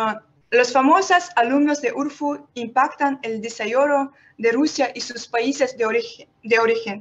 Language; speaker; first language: Spanish; non-native, learner; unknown